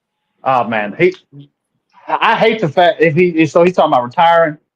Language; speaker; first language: English; native; English